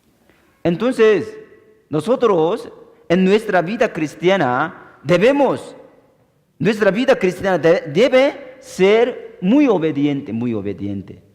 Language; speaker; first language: Spanish; non-native, fluent; Korean